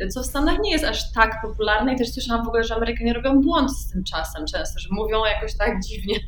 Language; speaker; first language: Polish; early bilingual, heritage; Polish